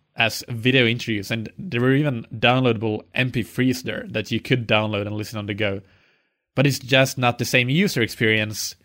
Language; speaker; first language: English; non-native, fluent; Swedish